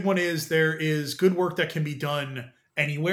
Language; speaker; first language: English; native; English